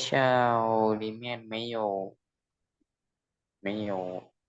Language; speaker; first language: Chinese; non-native, learner; Indonesian